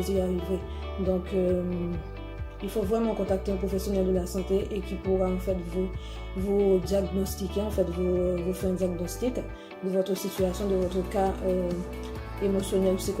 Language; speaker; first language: French; native; French